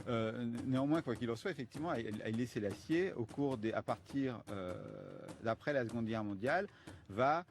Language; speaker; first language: French; native; French